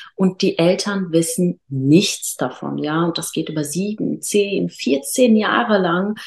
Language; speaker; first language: German; early bilingual, other home language; Arabic